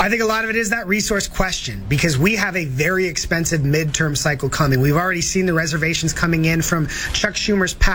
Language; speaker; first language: English; native; English